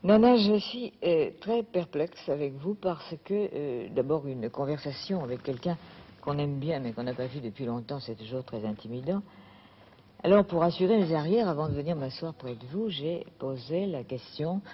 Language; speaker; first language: French; native; French